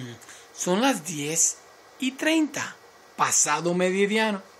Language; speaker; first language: Spanish; non-native, learner; English